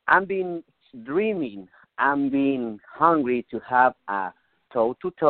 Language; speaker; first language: English; non-native, learner; Spanish